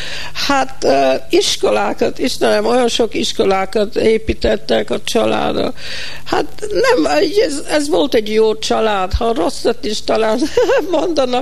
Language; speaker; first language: Hungarian; early bilingual, heritage; Hungarian